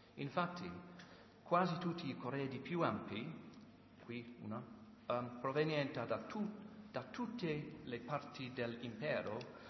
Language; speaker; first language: Italian; non-native, learner; English